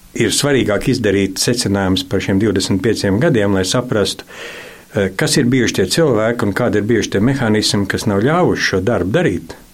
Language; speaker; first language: Latvian; native; Latvian